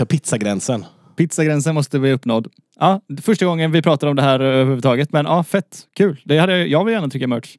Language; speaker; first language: Swedish; native; Swedish